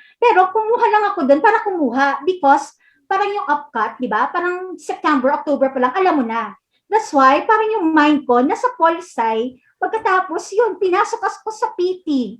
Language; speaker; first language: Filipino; non-native, local second language; Hiligaynon